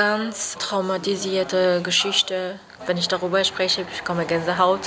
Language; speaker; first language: German; non-native, fluent; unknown